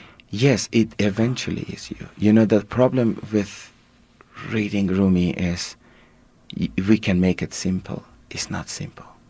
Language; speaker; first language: English; non-native, fluent; Persian